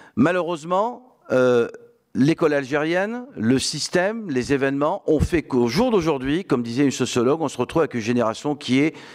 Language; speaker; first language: French; non-native, local second language; Arabic